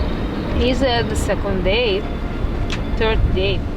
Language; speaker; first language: English; non-native, learner; Italian